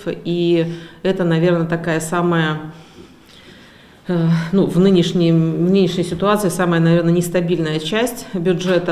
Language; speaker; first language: Russian; native; Russian